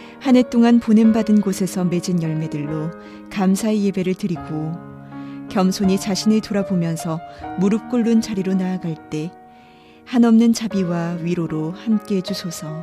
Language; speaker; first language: Korean; native; Korean